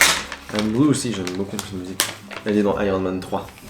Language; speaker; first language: French; native; French